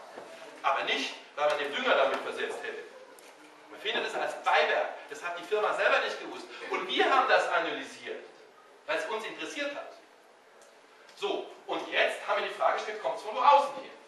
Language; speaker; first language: German; native; German